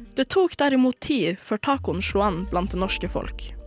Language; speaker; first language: Norwegian; native; Norwegian